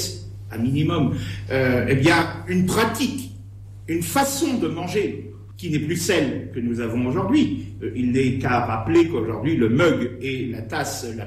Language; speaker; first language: French; native; French